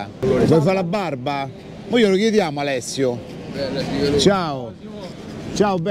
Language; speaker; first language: Italian; native; Italian